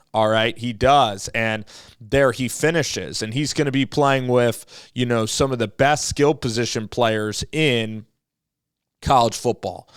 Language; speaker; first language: English; native; English